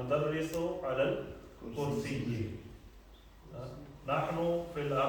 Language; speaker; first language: Arabic; non-native, fluent; Urdu